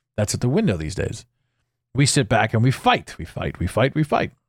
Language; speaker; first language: English; native; English